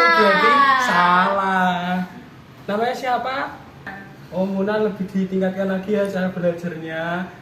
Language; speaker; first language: Indonesian; native; Indonesian